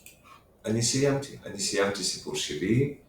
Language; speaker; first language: Hebrew; non-native, fluent; Russian